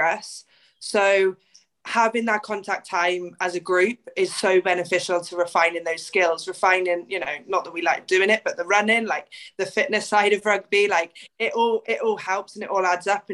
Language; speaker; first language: English; native; English